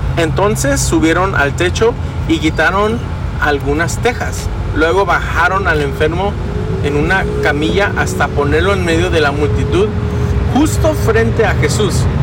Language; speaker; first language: Spanish; early bilingual, heritage; Spanish